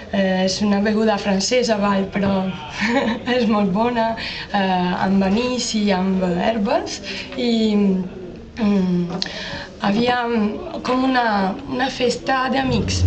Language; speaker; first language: Catalan; non-native, learner; Italian